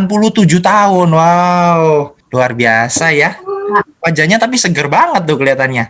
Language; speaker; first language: Indonesian; native; Indonesian